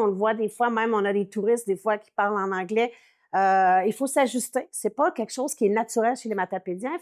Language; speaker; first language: French; native; French